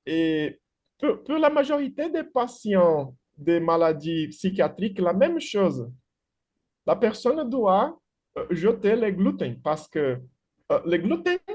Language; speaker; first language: French; non-native, fluent; Portuguese